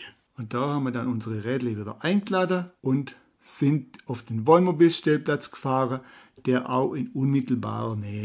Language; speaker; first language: German; native; German